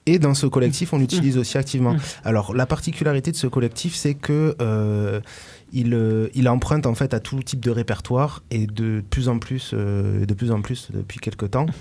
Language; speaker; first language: French; native; French